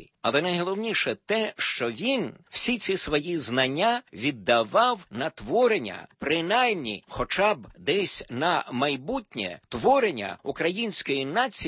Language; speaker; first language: Ukrainian; native; Ukrainian